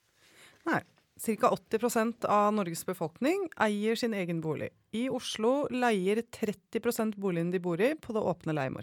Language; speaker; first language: Norwegian; native; Norwegian